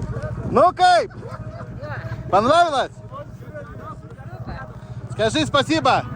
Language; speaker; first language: Russian; non-native, learner; Lithuanian